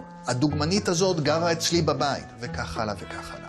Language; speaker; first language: Hebrew; native; Hebrew